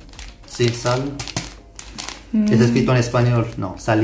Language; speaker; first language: Spanish; non-native, fluent; Turkish